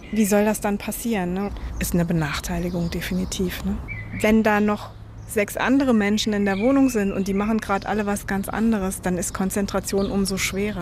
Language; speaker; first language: German; native; German